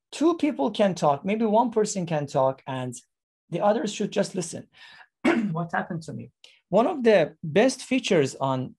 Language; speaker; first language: English; non-native, fluent; Persian